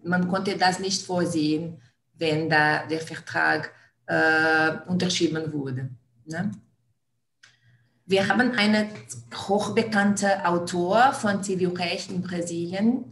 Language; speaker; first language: German; non-native, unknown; Portuguese